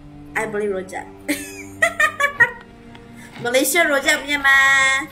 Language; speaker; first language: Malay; non-native, local second language; Cantonese